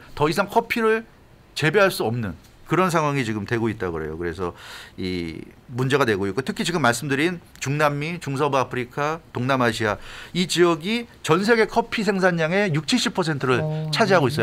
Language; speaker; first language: Korean; native; Korean